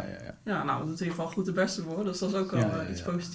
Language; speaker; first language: Dutch; native; Dutch